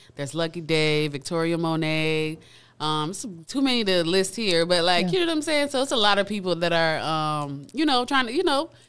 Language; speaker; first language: English; native; English